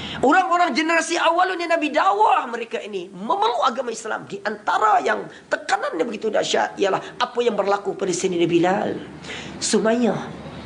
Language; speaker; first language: Malay; non-native, local second language; Central Dusun